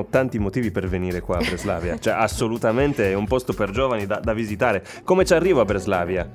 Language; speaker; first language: Italian; native; Italian